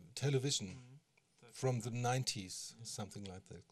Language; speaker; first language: English; non-native, fluent; German